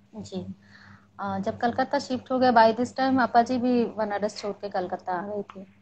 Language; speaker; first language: Hindi; non-native, local second language; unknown